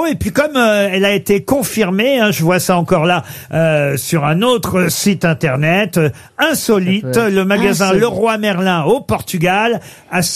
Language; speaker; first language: French; native; French